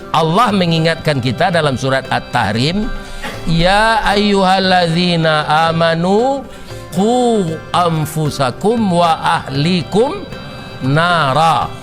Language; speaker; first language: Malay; non-native, local second language; Minangkabau